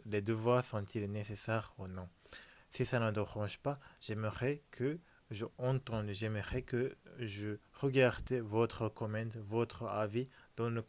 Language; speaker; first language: French; non-native, learner; Japanese